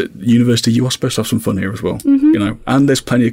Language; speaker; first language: English; native; English